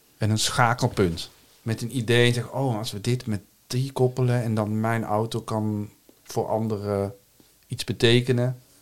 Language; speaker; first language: Dutch; native; Dutch